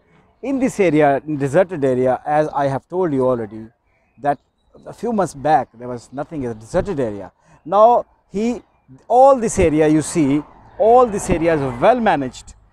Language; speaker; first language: English; non-native, learner; Urdu